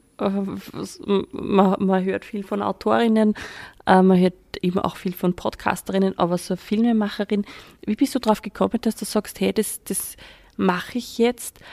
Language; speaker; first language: German; native; German